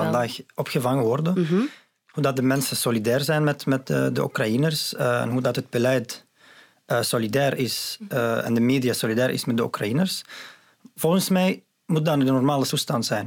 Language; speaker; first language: Dutch; non-native, fluent; Arabic